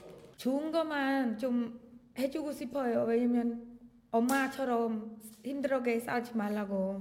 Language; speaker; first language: Korean; non-native, learner; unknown